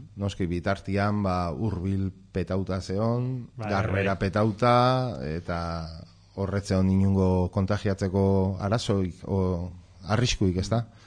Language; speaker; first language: Basque; non-native, local second language; Spanish